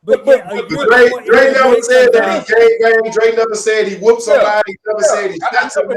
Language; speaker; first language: English; native; English